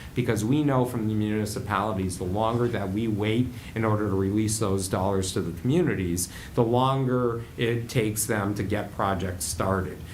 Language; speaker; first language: English; native; English